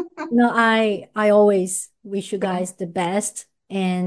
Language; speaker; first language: English; non-native, fluent; Portuguese